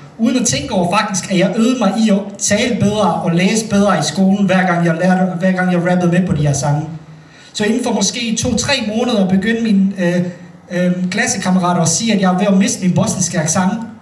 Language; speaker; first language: Danish; non-native, fluent; Bosnian